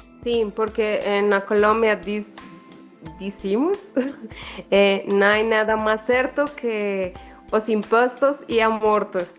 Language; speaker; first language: Portuguese; non-native, learner; Spanish